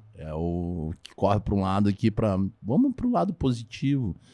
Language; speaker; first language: Portuguese; native; Portuguese